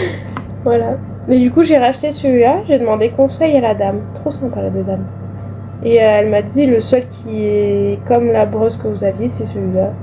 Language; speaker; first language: French; native; French